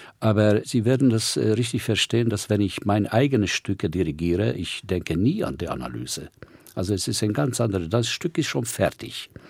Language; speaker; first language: German; non-native, fluent; Hungarian